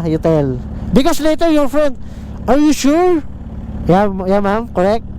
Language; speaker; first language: English; non-native, learner; Filipino